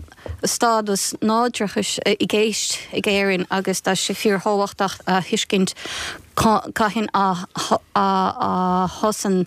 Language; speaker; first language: Irish; non-native, fluent; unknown